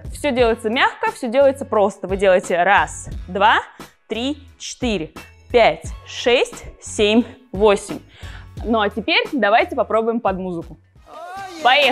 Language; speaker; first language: Russian; native; Russian